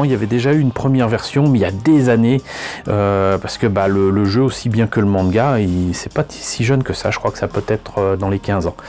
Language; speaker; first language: French; native; French